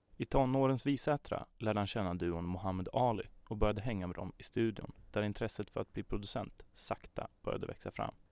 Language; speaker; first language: Swedish; native; Swedish